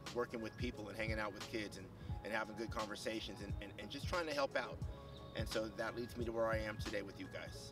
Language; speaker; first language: English; native; English